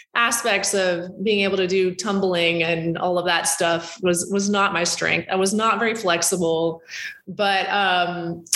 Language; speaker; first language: English; native; English